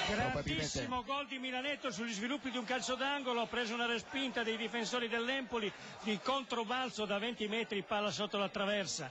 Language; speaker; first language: Italian; native; Italian